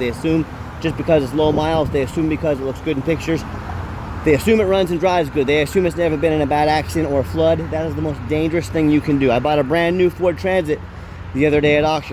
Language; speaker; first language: English; native; English